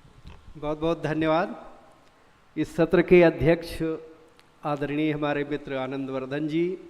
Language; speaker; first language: Hindi; native; Hindi